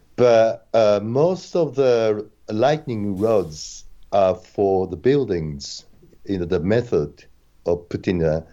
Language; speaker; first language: English; non-native, fluent; Japanese